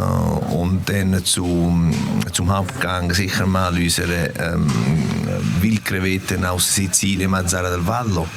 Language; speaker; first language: German; non-native, fluent; Italian